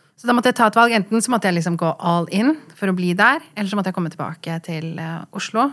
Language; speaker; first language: Norwegian; early bilingual, other home language; Kurdish